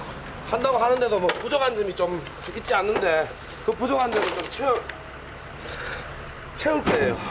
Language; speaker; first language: Korean; native; Korean